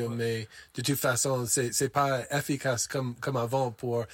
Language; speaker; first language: French; non-native, fluent; English